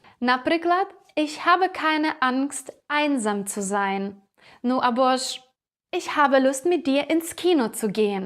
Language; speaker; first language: German; non-native, fluent; Ukrainian